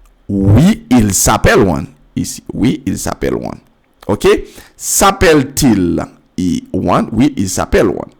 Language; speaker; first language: French; non-native, fluent; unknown